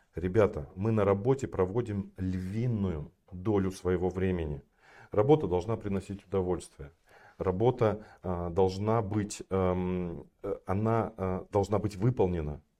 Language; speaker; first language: Russian; native; Russian